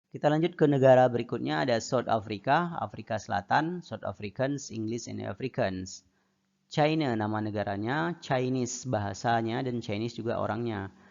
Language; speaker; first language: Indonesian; non-native, local second language; Achinese